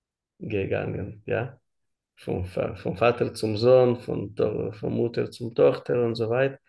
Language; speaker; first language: German; non-native, learner; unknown